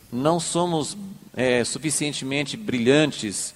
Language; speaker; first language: Portuguese; native; Portuguese